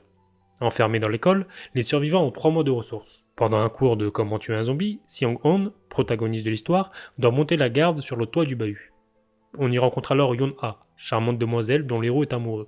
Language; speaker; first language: French; native; French